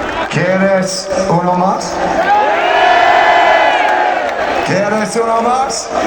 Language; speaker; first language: Spanish; non-native, learner; English